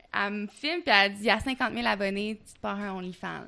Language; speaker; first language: French; native; French